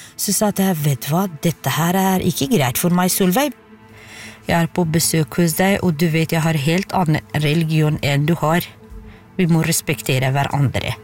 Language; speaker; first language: Norwegian; non-native, fluent; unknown